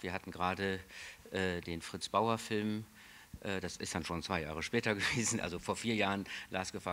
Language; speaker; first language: German; native; German